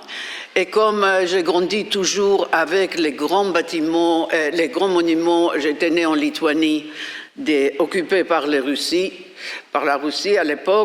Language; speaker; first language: French; non-native, fluent; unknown